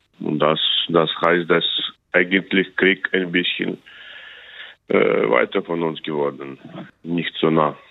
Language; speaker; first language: German; non-native, learner; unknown